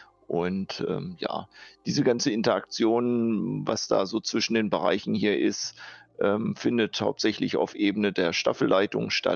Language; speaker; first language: German; native; German